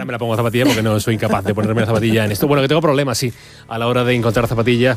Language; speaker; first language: Spanish; native; Spanish